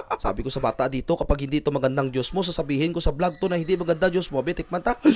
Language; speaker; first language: Filipino; non-native, local second language; Hiligaynon